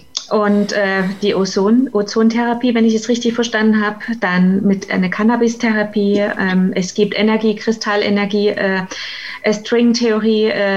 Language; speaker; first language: German; native; German